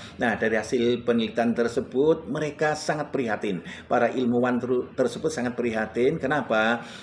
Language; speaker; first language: Indonesian; non-native, local second language; Javanese